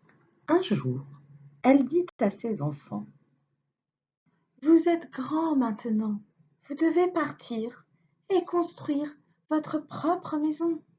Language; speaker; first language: French; native; French